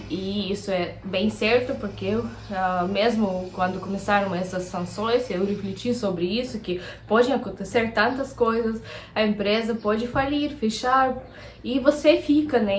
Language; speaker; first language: Portuguese; non-native, fluent; Russian